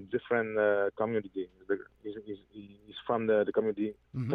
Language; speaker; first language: English; non-native, fluent; French